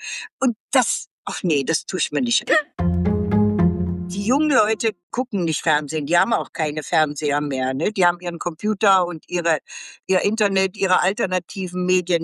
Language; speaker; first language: German; native; German